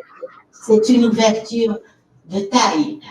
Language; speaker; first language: French; non-native, local second language; Fon